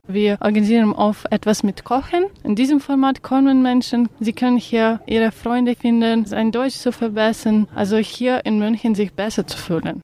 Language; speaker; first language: German; non-native, learner; Russian